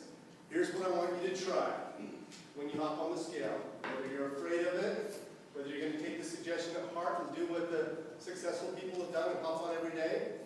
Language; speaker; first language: English; native; English